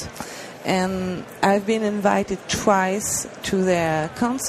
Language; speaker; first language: English; non-native, learner; French